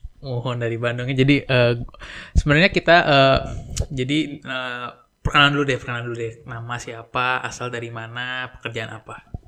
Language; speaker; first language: Indonesian; native; Indonesian